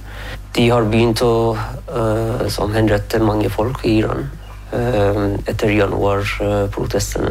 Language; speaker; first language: Norwegian; non-native, fluent; Persian